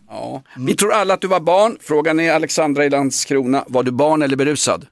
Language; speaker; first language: Swedish; native; Swedish